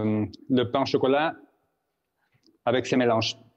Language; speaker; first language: French; non-native, fluent; Spanish